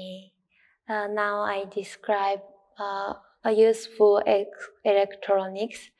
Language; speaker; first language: English; non-native, learner; Japanese